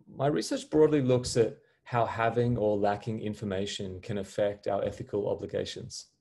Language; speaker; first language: English; native; English